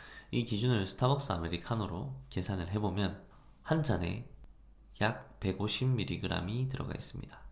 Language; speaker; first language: Korean; native; Korean